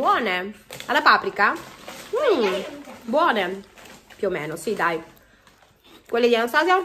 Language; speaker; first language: Italian; native; Italian